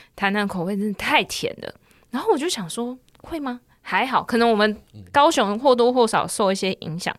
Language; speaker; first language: Chinese; native; Chinese